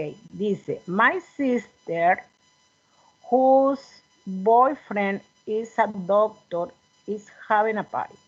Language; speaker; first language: English; non-native, learner; Spanish